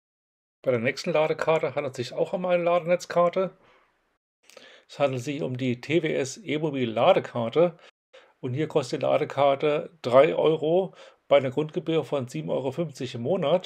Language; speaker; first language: German; native; German